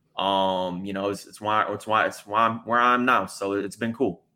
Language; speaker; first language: English; native; English